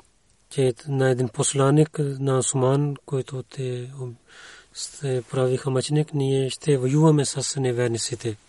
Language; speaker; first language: Bulgarian; non-native, learner; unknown